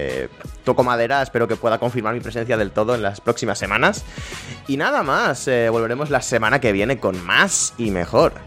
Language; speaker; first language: Spanish; native; Spanish